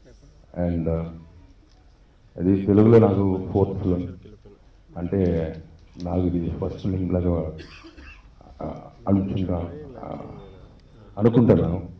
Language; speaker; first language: Telugu; non-native, learner; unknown